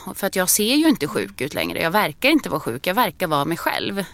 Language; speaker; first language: Swedish; native; Swedish